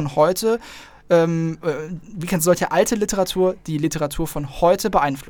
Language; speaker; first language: German; native; German